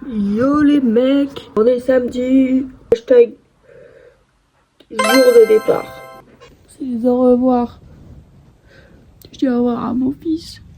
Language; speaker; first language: French; native; French